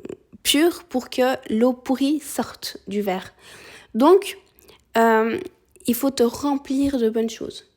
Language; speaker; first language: French; early bilingual, other home language; Spanish